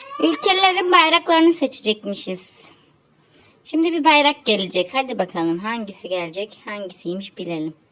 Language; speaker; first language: Turkish; native; Turkish